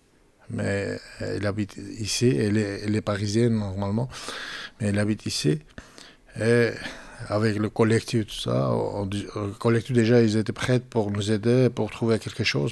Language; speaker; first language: French; non-native, fluent; Georgian